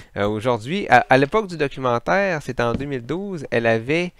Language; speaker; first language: French; native; French